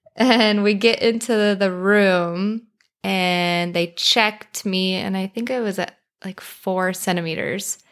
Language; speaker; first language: English; native; English